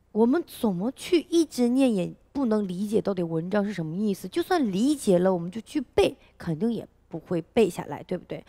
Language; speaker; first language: Chinese; native; Chinese